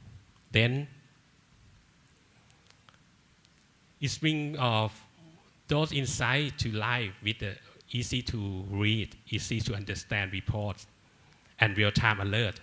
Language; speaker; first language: English; non-native, learner; Thai